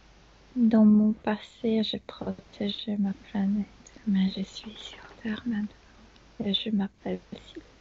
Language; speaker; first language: French; non-native, fluent; Spanish